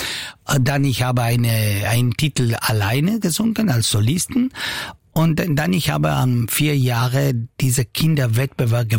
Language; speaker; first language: German; non-native, local second language; Italian